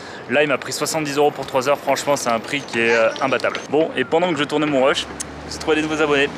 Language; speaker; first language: French; native; French